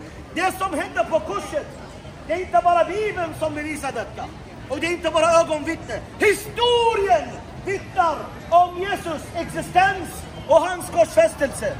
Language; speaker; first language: Swedish; non-native, fluent; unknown